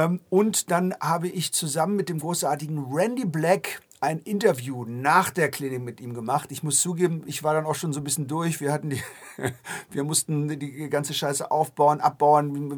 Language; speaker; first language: German; native; German